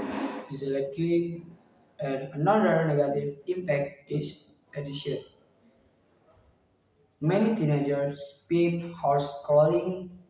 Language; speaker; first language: English; non-native, learner; Indonesian